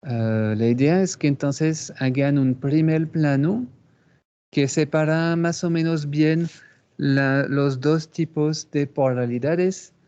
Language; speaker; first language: Spanish; non-native, fluent; French